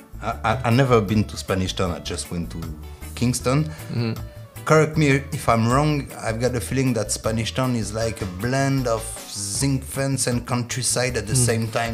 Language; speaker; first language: English; non-native, fluent; French